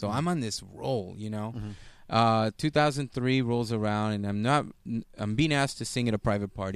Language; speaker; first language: English; native; English